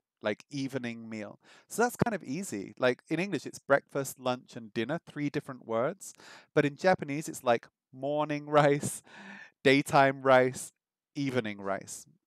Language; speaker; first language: English; native; English